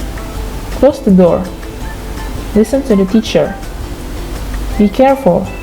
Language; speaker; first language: English; non-native, fluent; Indonesian